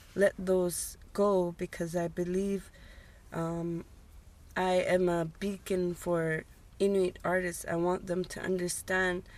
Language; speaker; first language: English; non-native, fluent; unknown